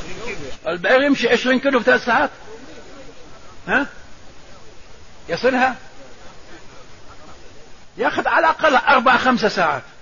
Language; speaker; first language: Arabic; native; Arabic